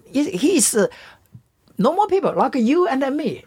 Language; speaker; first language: English; non-native, learner; Chinese